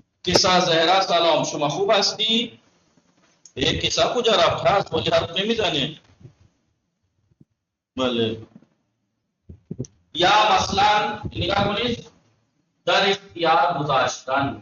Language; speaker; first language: Persian; non-native, fluent; Urdu